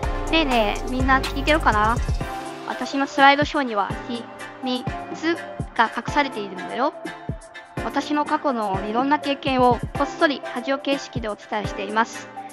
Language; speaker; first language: Japanese; native; Japanese